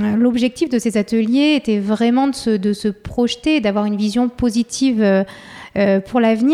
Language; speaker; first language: French; native; French